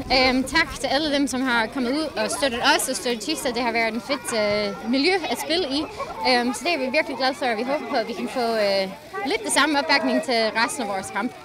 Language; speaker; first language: Danish; non-native, fluent; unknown